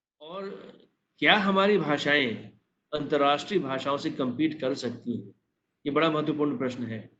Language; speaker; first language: Hindi; non-native, local second language; Maithili